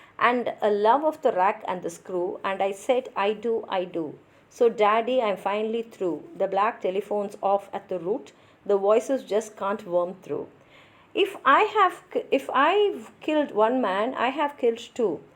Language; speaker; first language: English; non-native, local second language; Tamil